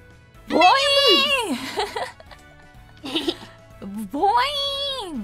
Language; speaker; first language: Japanese; non-native, learner; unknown